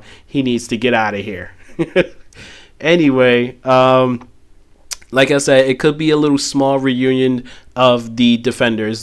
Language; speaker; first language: English; native; English